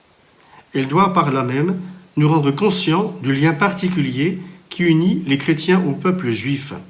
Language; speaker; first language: French; native; French